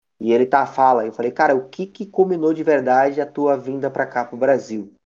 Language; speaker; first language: Portuguese; native; Portuguese